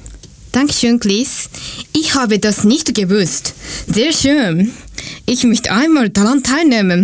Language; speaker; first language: German; non-native, learner; Japanese